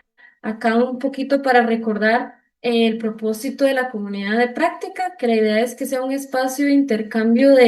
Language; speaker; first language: Spanish; native; Spanish